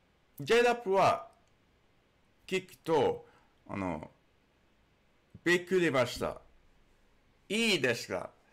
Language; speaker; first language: Japanese; non-native, learner; English